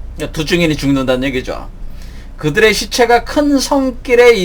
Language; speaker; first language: Korean; native; Korean